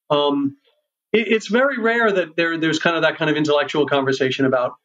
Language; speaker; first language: English; native; English